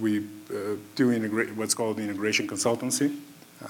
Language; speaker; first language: English; non-native, fluent; Macedonian